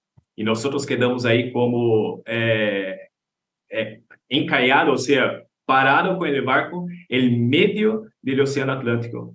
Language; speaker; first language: Spanish; non-native, learner; Portuguese